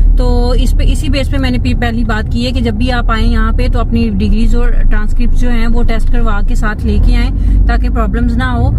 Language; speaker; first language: Urdu; non-native, local second language; Punjabi